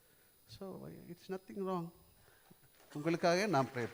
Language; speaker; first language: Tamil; non-native, local second language; Malayalam